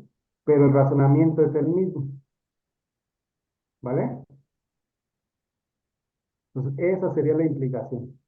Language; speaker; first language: Spanish; native; Spanish